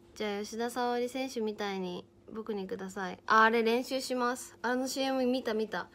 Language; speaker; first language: Japanese; native; Japanese